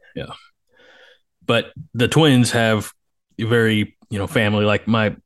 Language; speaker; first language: English; early bilingual, other home language; Slovak